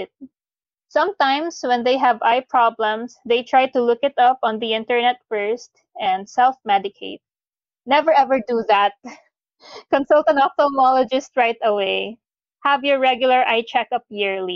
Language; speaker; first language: English; non-native, local second language; Filipino